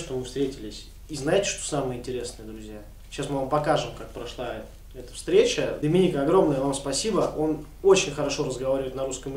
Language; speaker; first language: Russian; native; Russian